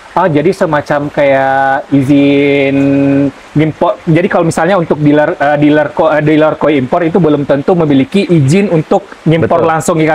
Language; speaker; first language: Indonesian; native; Indonesian